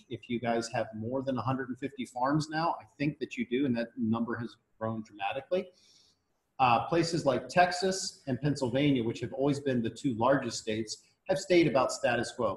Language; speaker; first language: English; native; English